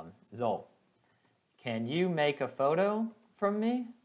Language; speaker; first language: English; native; English